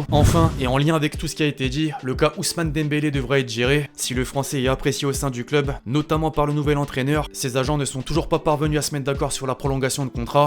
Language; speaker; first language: French; native; French